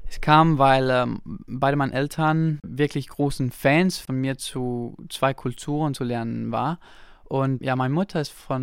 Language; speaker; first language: German; non-native, local second language; Danish